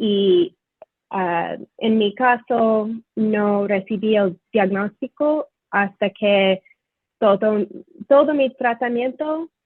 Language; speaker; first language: Spanish; non-native, fluent; English